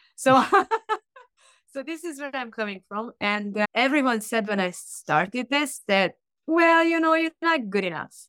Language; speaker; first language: English; non-native, fluent; Hungarian